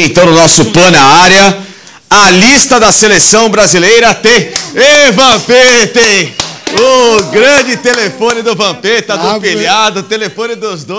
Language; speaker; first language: Portuguese; native; Portuguese